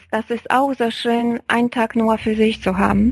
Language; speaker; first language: German; non-native, fluent; Polish